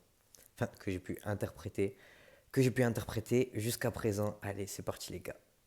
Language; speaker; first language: French; native; French